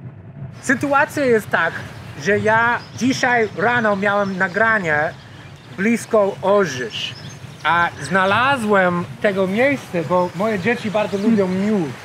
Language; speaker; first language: Polish; non-native, learner; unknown